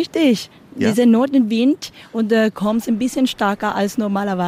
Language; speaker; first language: German; non-native, learner; Spanish